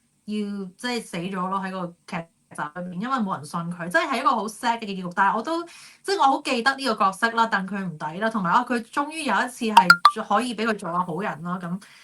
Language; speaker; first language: Cantonese; native; Cantonese